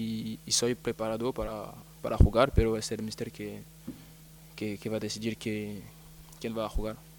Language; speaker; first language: Spanish; non-native, learner; French